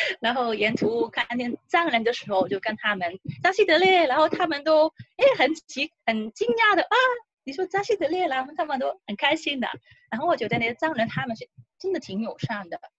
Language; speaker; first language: Chinese; non-native, local second language; Cantonese